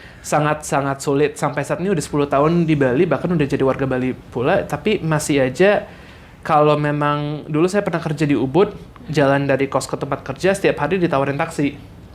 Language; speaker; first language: Indonesian; native; Indonesian